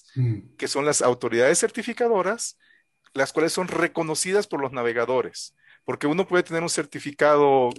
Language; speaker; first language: Spanish; native; Spanish